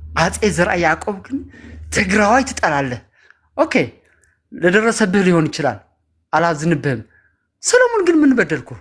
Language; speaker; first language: Amharic; non-native, local second language; Tigrinya